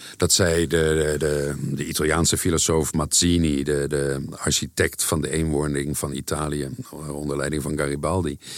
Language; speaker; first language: Dutch; native; Dutch